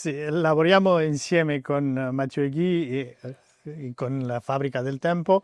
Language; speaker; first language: Italian; non-native, learner; French